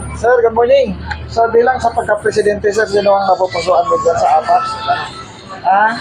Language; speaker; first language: Filipino; native; Filipino